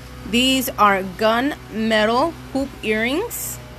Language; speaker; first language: English; early bilingual, other home language; Spanish